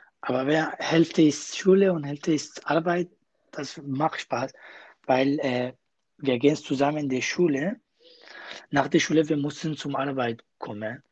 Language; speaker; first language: German; non-native, learner; Kurdish